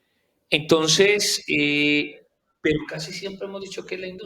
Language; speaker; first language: Spanish; native; Spanish